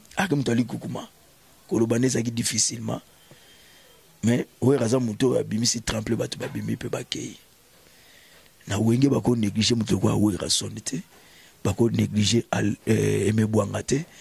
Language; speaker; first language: Lingala; native; Lingala